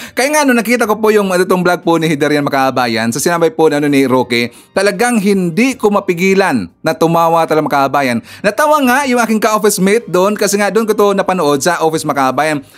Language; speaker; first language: Filipino; non-native, local second language; Cebuano